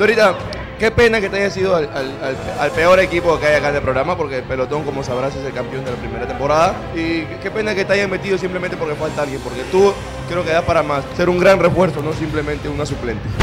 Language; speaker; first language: Spanish; native; Spanish